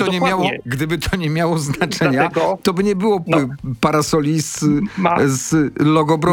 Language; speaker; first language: Polish; native; Polish